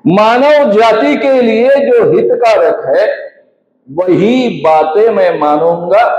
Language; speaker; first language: Hindi; non-native, local second language; Marathi